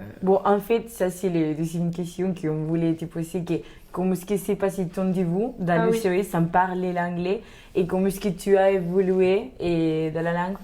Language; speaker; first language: French; non-native, learner; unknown